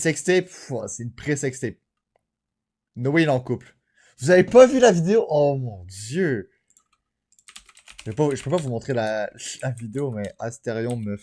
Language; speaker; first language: French; native; French